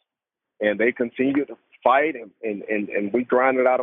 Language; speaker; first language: English; native; English